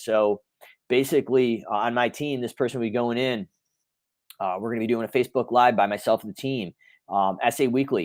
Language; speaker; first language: English; native; English